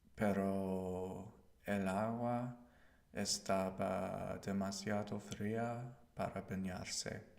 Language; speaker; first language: Spanish; non-native, learner; English